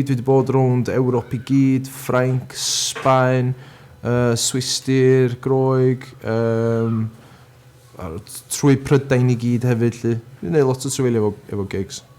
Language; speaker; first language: Welsh; native; Welsh